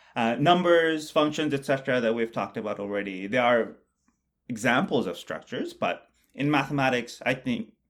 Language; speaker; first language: English; non-native, local second language; Bangla